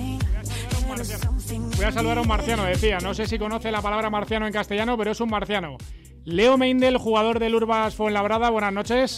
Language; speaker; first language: Spanish; native; Spanish